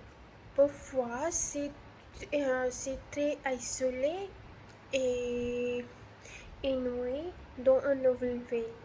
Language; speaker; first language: French; non-native, learner; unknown